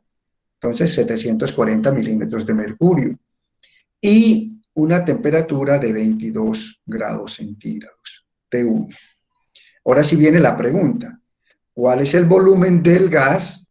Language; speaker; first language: Spanish; native; Spanish